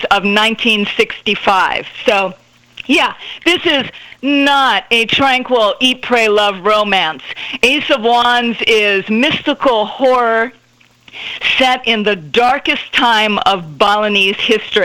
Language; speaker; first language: English; native; English